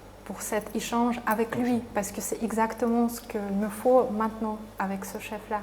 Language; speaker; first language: French; non-native, fluent; Russian